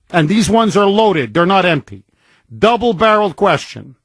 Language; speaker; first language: English; native; English